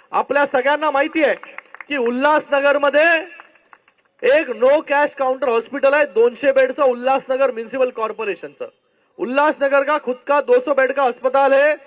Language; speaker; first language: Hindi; non-native, local second language; Marathi